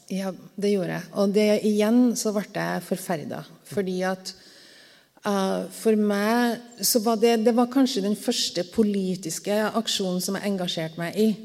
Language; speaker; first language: Norwegian; native; Norwegian